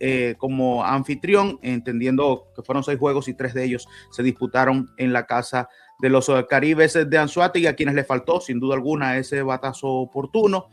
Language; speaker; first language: Spanish; native; Spanish